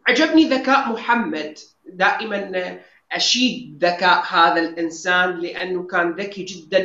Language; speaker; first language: Arabic; native; Arabic